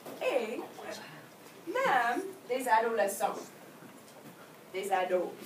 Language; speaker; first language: French; non-native, fluent; English